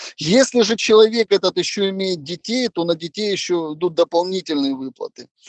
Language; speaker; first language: Russian; native; Russian